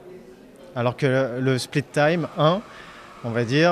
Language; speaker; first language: French; native; French